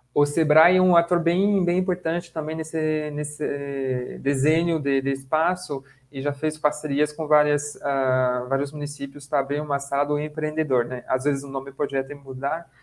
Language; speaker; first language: Portuguese; non-native, fluent; French